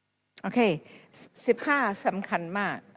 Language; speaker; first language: Thai; non-native, fluent; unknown